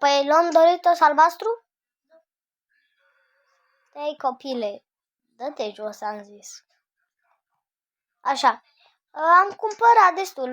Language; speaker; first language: Romanian; native; Romanian